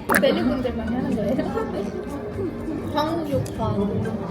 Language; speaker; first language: Korean; non-native, fluent; Hindi